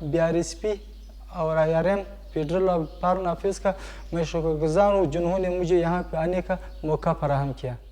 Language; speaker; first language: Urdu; non-native, local second language; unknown